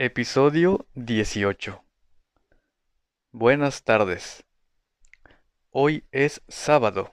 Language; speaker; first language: Spanish; non-native, fluent; Japanese